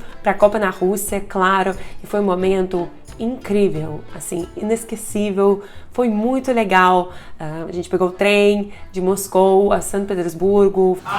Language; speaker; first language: Portuguese; non-native, fluent; Russian